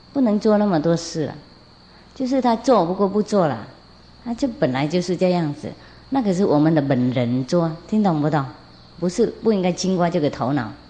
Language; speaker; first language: Chinese; non-native, fluent; Vietnamese